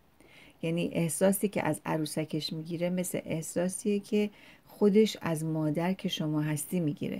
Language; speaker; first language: Persian; native; Persian